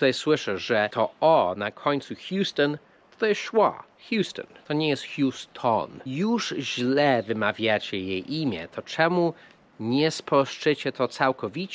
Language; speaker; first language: Polish; non-native, fluent; English